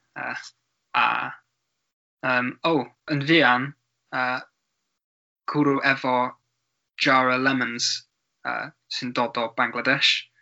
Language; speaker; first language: Welsh; non-native, learner; English